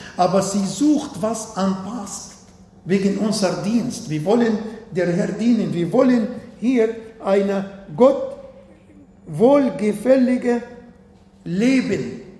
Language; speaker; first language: German; non-native, fluent; Arabic